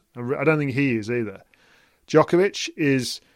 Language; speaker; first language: English; native; English